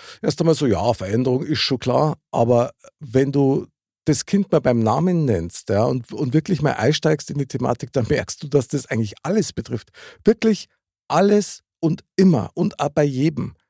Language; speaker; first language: German; native; German